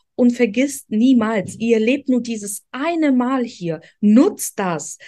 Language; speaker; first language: German; non-native, fluent; Polish